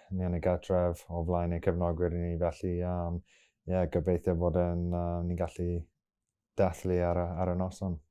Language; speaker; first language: Welsh; non-native, local second language; English